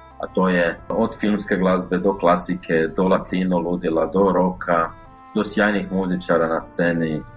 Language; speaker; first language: Croatian; native; Croatian